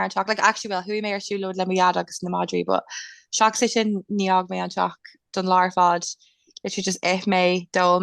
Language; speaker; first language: Irish; non-native, local second language; English